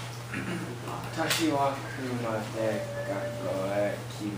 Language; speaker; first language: Japanese; non-native, learner; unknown